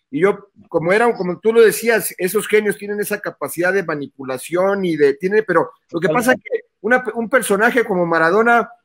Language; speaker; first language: Spanish; native; Spanish